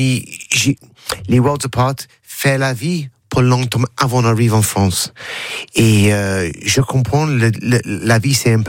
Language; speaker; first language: French; non-native, learner; English